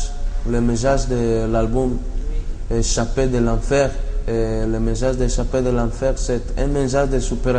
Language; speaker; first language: French; non-native, learner; Spanish